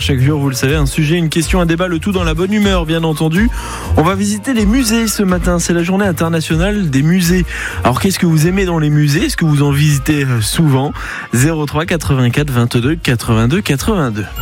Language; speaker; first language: French; native; French